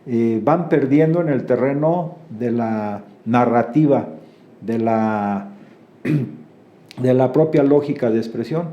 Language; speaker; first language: Spanish; native; Spanish